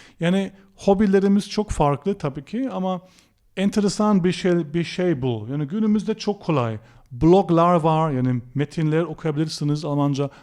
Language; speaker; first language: Turkish; non-native, fluent; German